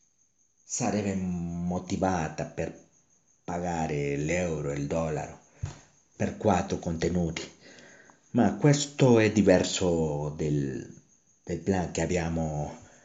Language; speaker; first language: Italian; non-native, learner; Spanish